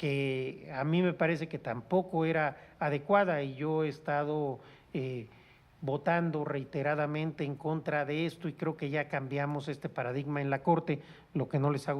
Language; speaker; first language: Spanish; native; Spanish